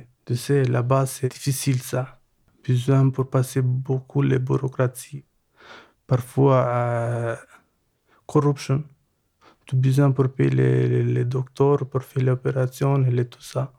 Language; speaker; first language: French; non-native, learner; Albanian